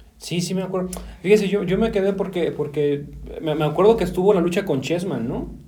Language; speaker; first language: Spanish; native; Spanish